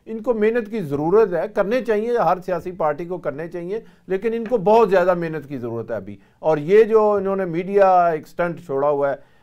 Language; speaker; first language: Urdu; native; Urdu